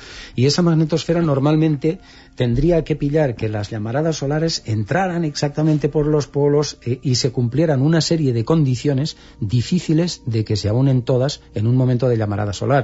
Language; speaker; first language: Spanish; native; Spanish